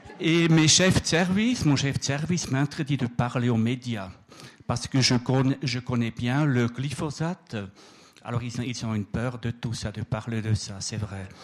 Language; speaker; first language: French; native; French